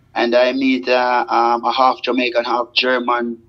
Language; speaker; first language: English; non-native, local second language; Jamaican Creole English